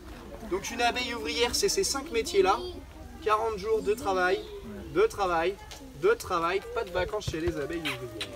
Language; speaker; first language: French; native; French